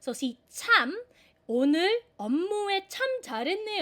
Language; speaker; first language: Korean; non-native, fluent; Filipino